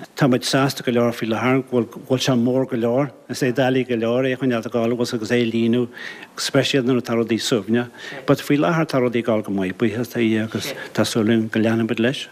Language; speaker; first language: Irish; native; Irish